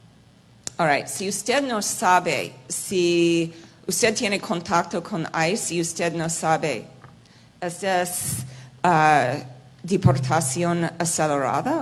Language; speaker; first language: Spanish; non-native, fluent; English